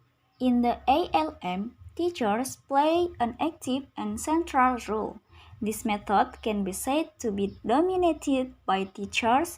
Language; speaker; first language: English; non-native, learner; Indonesian